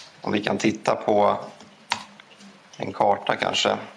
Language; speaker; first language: Swedish; native; Swedish